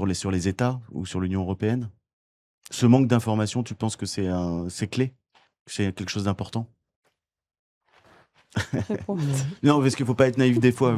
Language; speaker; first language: French; native; French